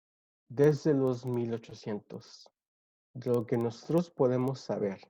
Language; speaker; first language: Spanish; early bilingual, other home language; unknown